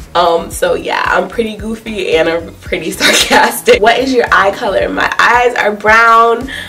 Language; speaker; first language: English; native; English